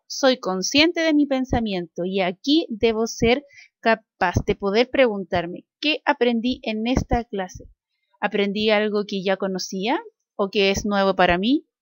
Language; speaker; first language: Spanish; native; Spanish